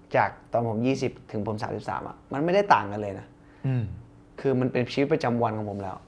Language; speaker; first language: Thai; early bilingual, other home language; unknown